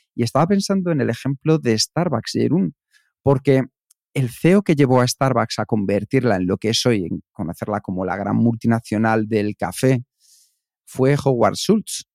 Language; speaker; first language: Spanish; native; Spanish